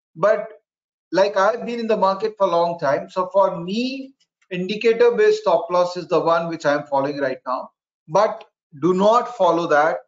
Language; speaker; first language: English; non-native, local second language; Hindi